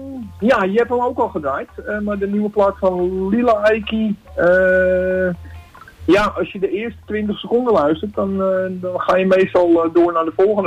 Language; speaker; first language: Dutch; native; Dutch